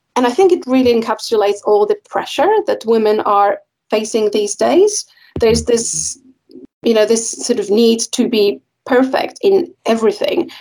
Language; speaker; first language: English; non-native, fluent; Polish